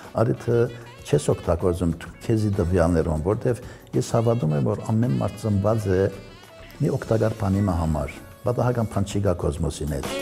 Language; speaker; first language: Armenian; early bilingual, heritage; Armenian